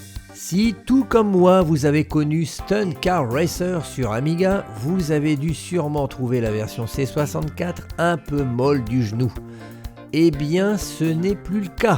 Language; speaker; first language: French; native; French